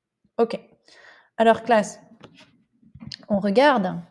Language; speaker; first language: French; non-native, fluent; English